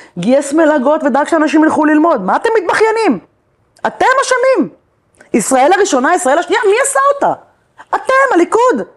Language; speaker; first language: Hebrew; native; Hebrew